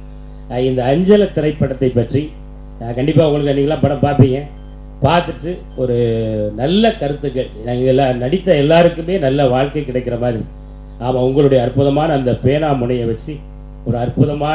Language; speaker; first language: Tamil; native; Tamil